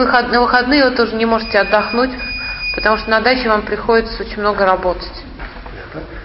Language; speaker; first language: Russian; native; Russian